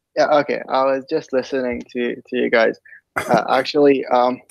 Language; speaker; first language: English; non-native, fluent; Persian